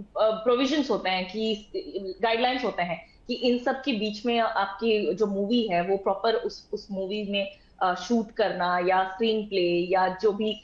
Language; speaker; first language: Hindi; native; Hindi